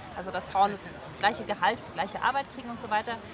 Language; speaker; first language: German; early bilingual, heritage; French